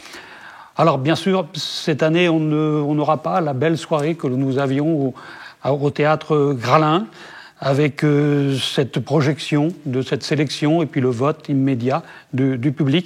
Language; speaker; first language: French; native; French